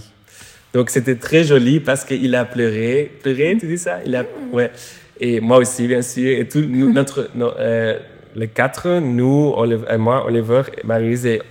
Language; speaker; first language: French; non-native, learner; Dutch